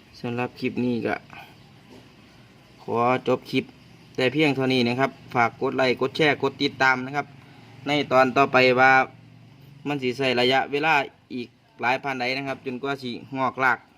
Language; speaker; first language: Thai; non-native, local second language; Northeastern Thai